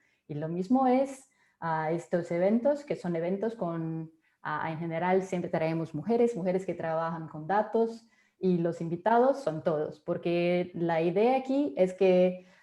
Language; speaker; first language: Spanish; non-native, fluent; Portuguese